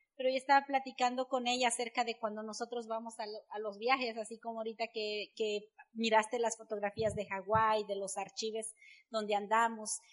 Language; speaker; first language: Spanish; native; Spanish